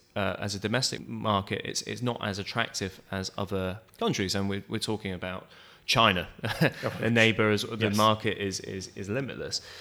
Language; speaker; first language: English; native; English